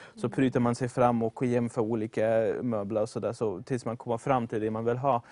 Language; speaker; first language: Swedish; non-native, fluent; German